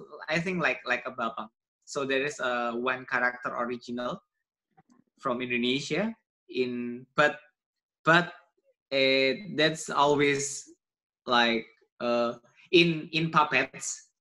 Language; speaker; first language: English; non-native, learner; Indonesian